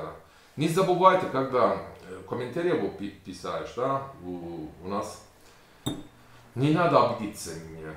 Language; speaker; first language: Russian; non-native, learner; Turkish